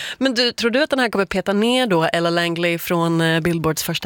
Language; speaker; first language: Swedish; native; Swedish